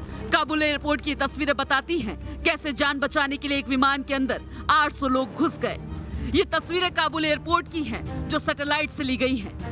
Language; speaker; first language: Hindi; native; Hindi